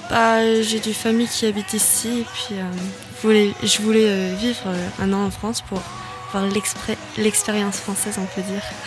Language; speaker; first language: French; non-native, learner; English